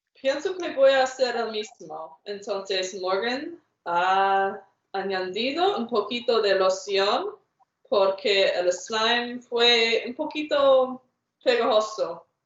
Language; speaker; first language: Spanish; non-native, fluent; English